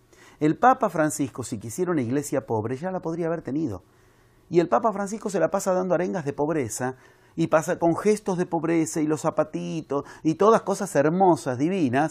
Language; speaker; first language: Spanish; native; Spanish